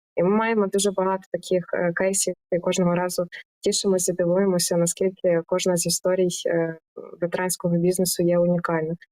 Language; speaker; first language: Ukrainian; native; Ukrainian